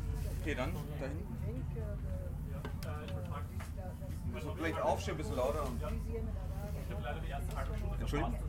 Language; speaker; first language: German; native; German